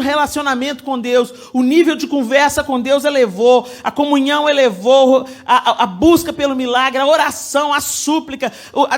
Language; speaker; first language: Portuguese; native; Portuguese